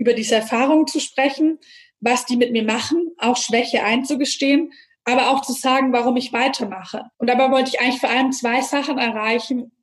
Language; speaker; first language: German; native; German